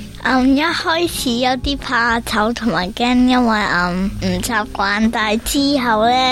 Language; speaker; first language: Cantonese; early bilingual, heritage; Cantonese